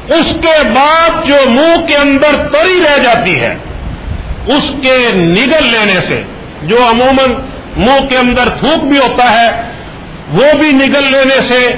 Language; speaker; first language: Urdu; native; Urdu